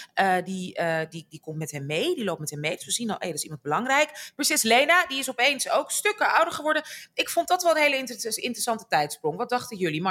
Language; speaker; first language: Dutch; native; Dutch